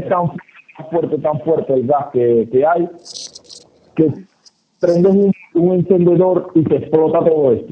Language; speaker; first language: Spanish; native; Spanish